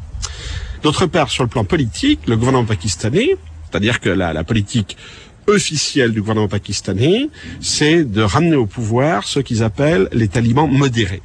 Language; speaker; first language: French; native; French